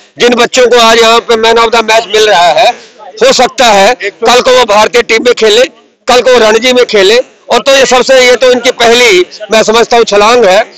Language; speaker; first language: Hindi; non-native, local second language; Punjabi